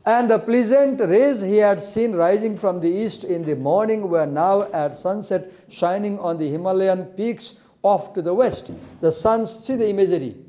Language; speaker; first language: English; non-native, local second language; Nepali